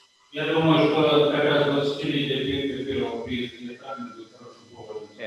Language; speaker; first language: Russian; native; Russian